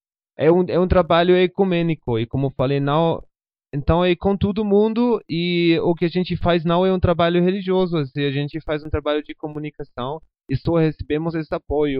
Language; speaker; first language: Portuguese; non-native, fluent; Spanish